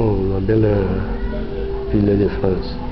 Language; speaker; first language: French; non-native, learner; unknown